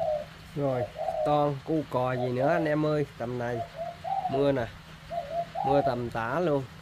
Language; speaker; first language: Vietnamese; native; Vietnamese